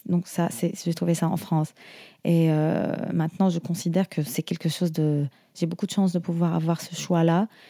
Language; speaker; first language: French; non-native, fluent; Arabic